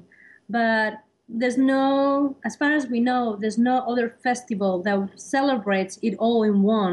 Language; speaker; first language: English; non-native, fluent; Spanish